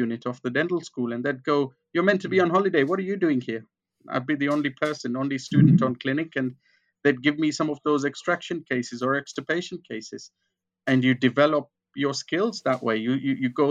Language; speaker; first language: English; non-native, local second language; Gujarati